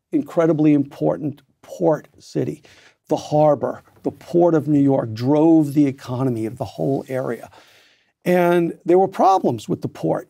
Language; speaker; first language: English; native; English